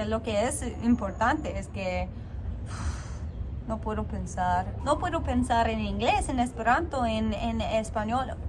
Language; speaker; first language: Spanish; non-native, learner; English